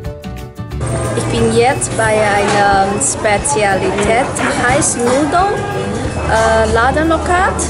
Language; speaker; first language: German; non-native, learner; Chinese